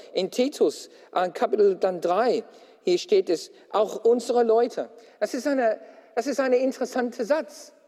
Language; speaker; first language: German; non-native, fluent; English